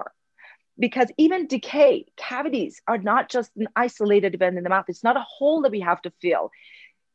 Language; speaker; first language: English; non-native, fluent; Persian